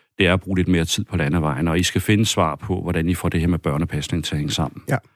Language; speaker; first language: Danish; native; Danish